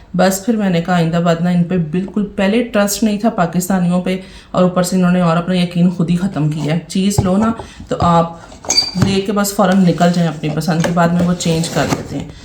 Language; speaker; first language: Urdu; native; Urdu